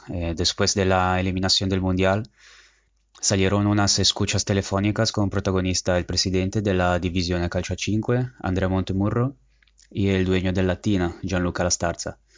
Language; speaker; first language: Spanish; non-native, fluent; Italian